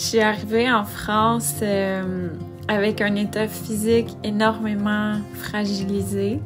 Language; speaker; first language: French; native; French